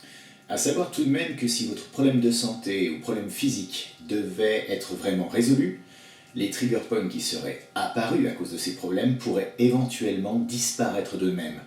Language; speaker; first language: French; native; French